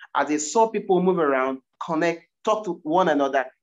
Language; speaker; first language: English; non-native, local second language; Igbo